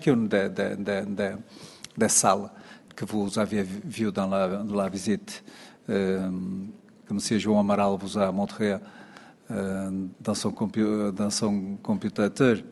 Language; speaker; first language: French; non-native, fluent; Portuguese